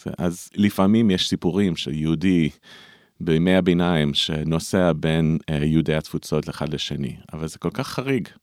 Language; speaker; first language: Hebrew; non-native, fluent; English